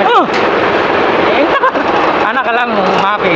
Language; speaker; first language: Arabic; non-native, learner; Filipino